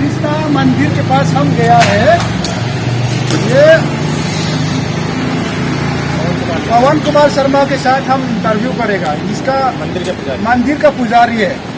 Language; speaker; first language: Hindi; non-native, local second language; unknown